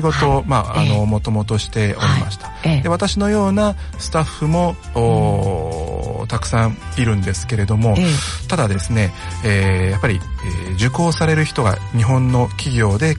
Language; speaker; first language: Japanese; native; Japanese